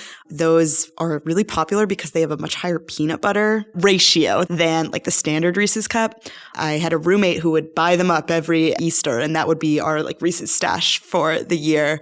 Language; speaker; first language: English; native; English